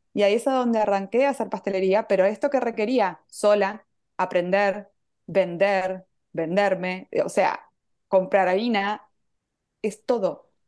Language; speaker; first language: Spanish; native; Spanish